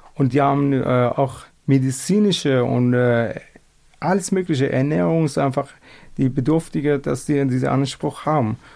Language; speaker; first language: German; non-native, fluent; Persian